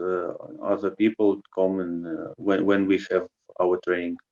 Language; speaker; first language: English; non-native, learner; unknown